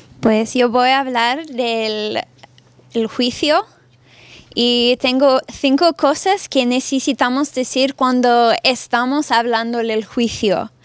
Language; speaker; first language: Spanish; non-native, fluent; English